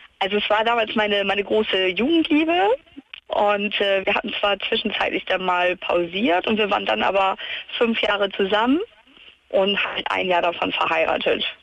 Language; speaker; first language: German; native; German